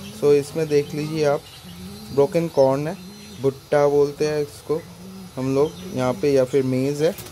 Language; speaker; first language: Hindi; non-native, local second language; Bangla